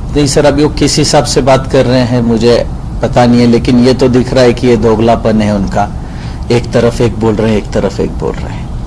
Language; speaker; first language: Hindi; non-native, local second language; Marathi